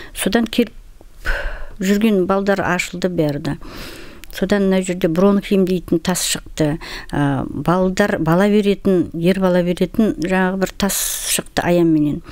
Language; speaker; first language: Kazakh; non-native, local second language; Russian